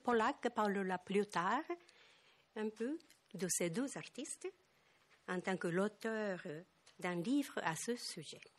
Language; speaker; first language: French; non-native, fluent; Japanese